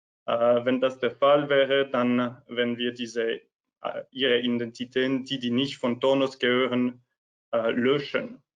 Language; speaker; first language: German; non-native, fluent; French